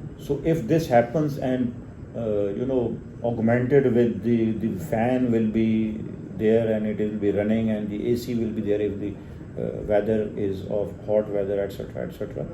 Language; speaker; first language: English; non-native, local second language; Urdu